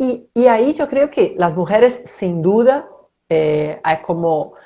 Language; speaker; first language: Spanish; non-native, fluent; Portuguese